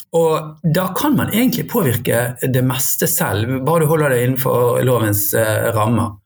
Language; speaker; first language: Norwegian; native; Norwegian